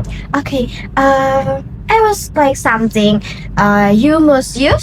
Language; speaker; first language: English; non-native, learner; Indonesian